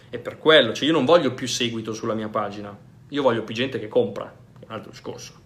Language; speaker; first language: Italian; native; Italian